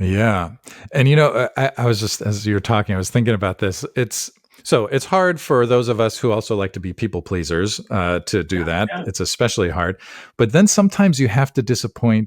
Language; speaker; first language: English; native; English